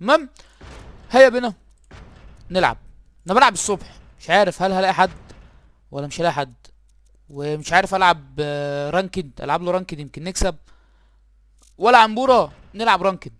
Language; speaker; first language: Arabic; native; Arabic